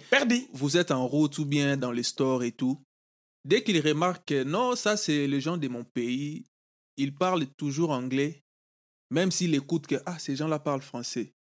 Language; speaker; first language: French; non-native, local second language; Lingala